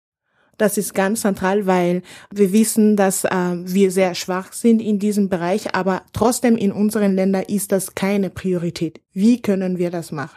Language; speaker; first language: German; non-native, fluent; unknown